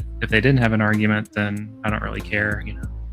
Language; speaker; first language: English; native; English